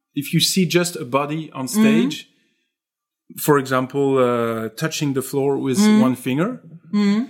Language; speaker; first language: English; non-native, fluent; French